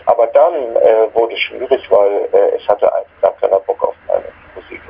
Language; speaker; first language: German; native; German